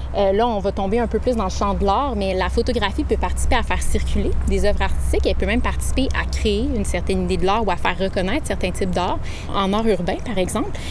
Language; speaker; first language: French; native; French